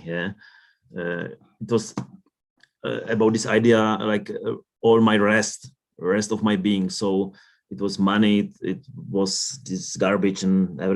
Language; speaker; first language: English; non-native, learner; Czech